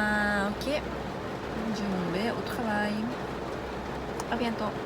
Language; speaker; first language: French; non-native, learner; Japanese